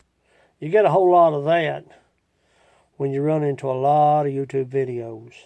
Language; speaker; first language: English; native; English